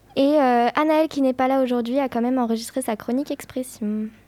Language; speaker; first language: French; native; French